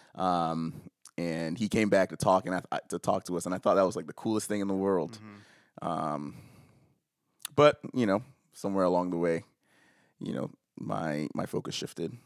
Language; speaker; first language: English; early bilingual, other home language; Akan